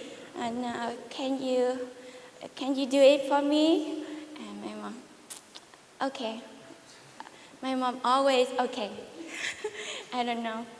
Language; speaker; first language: English; non-native, learner; Vietnamese